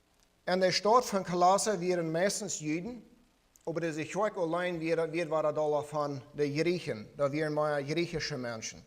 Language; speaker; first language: German; non-native, learner; Plautdietsch